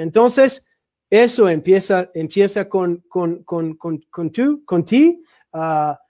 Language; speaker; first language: Spanish; non-native, learner; English